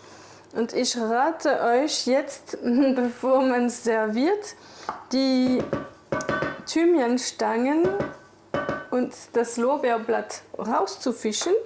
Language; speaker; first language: German; non-native, fluent; French